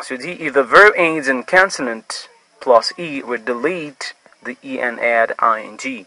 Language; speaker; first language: English; non-native, fluent; Haitian Creole